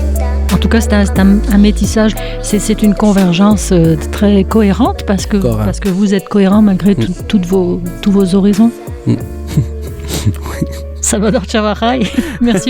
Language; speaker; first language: French; native; French